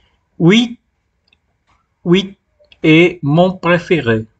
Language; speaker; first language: French; non-native, fluent; Spanish